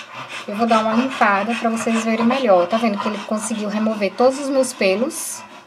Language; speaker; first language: Portuguese; native; Portuguese